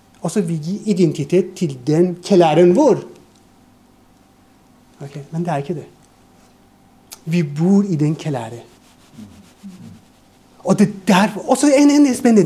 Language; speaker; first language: Norwegian; non-native, fluent; Persian